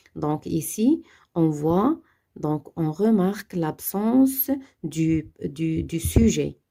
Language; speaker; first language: French; non-native, local second language; Arabic